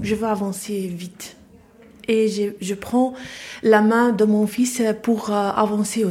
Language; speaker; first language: French; non-native, learner; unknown